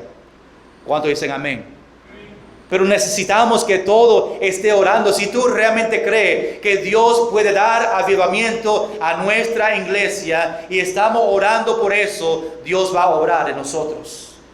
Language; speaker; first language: Spanish; non-native, fluent; English